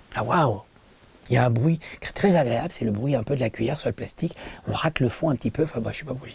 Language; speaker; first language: French; native; French